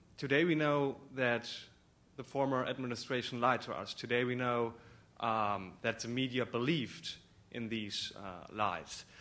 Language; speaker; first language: English; non-native, fluent; German